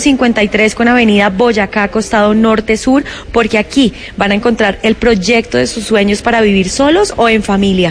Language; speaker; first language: Spanish; native; Spanish